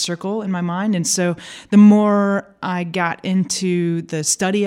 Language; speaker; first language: English; native; English